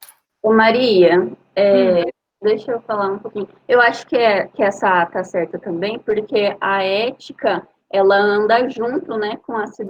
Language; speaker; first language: Portuguese; native; Portuguese